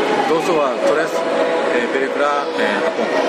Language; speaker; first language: Spanish; non-native, learner; Japanese